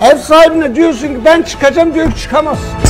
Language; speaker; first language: Turkish; native; Turkish